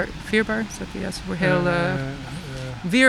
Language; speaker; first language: Dutch; non-native, fluent; English